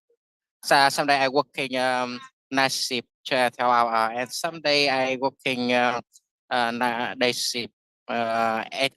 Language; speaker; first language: English; non-native, learner; Vietnamese